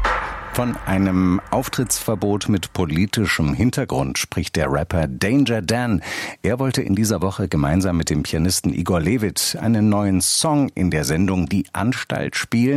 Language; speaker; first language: German; native; German